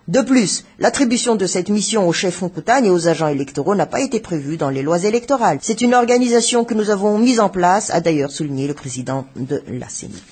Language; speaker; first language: French; non-native, local second language; Malagasy